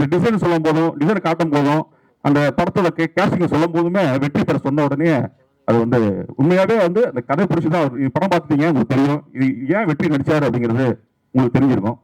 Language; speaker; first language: Tamil; native; Tamil